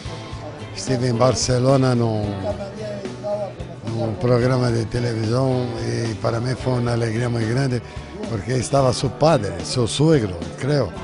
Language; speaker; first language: Spanish; non-native, fluent; Portuguese